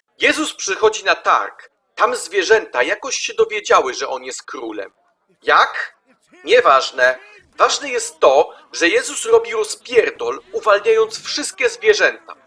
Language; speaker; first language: Polish; native; Polish